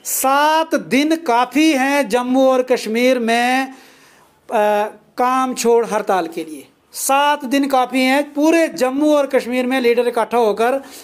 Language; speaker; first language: Hindi; non-native, local second language; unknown